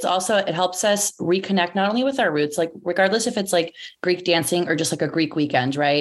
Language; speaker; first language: English; early bilingual, other home language; Greek